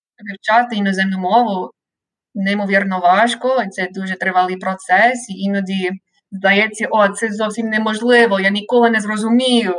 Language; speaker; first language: Ukrainian; non-native, fluent; English